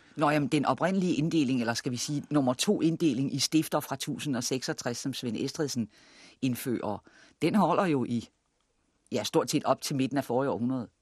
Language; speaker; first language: Danish; native; Danish